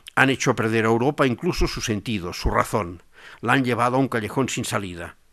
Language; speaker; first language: Spanish; non-native, local second language; Catalan